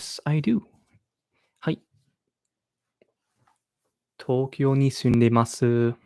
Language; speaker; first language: Japanese; non-native, learner; English